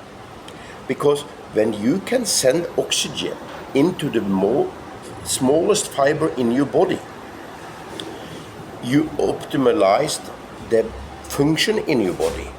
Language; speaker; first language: English; non-native, fluent; Norwegian